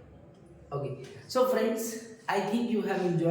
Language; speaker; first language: English; non-native, local second language; Hindi